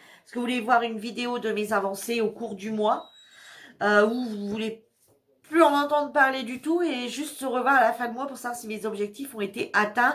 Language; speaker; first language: French; native; French